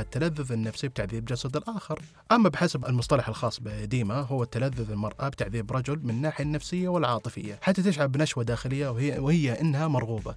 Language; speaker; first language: Arabic; native; Arabic